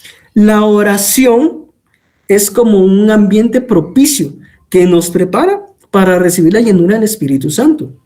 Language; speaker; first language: Spanish; native; Spanish